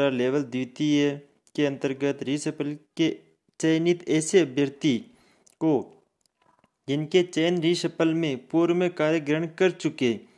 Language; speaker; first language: Hindi; native; Hindi